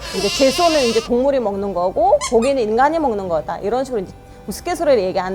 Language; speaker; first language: Korean; non-native, fluent; Mongolian